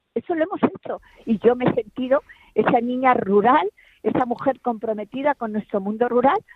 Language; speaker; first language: Spanish; native; Spanish